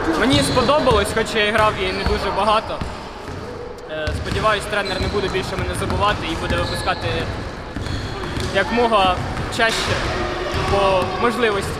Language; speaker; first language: Ukrainian; native; Ukrainian